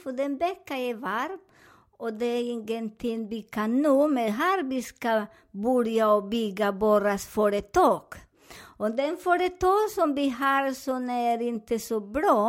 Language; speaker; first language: Swedish; non-native, learner; Spanish